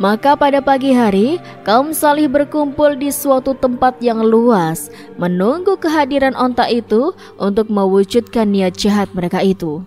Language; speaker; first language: Indonesian; native; Indonesian